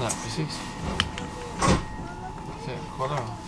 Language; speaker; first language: Swedish; native; Swedish